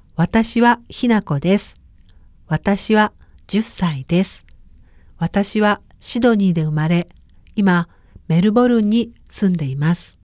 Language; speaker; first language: Japanese; native; Japanese